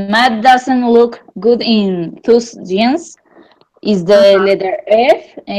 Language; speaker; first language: English; non-native, learner; Spanish